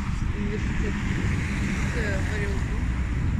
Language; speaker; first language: English; non-native, learner; Russian